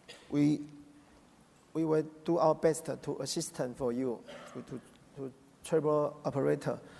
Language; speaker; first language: English; non-native, learner; Chinese